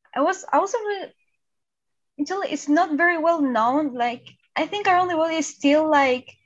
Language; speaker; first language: English; non-native, fluent; Spanish